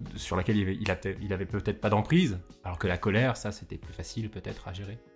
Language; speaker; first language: French; native; French